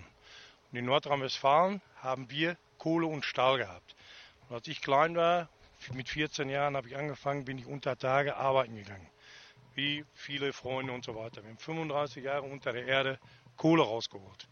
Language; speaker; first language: German; native; German